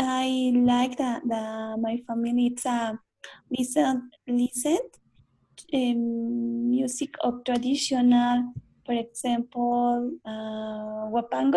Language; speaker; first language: English; non-native, learner; Spanish